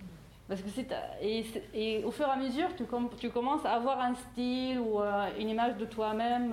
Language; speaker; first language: French; non-native, fluent; Arabic